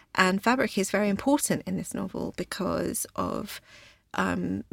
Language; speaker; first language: English; native; English